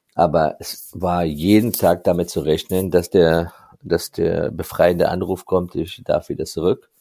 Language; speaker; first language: German; non-native, fluent; Persian